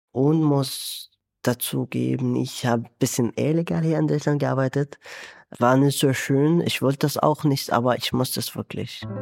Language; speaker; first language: German; non-native, fluent; Arabic